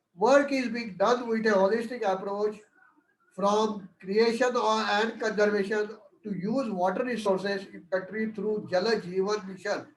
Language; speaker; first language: English; non-native, local second language; Marathi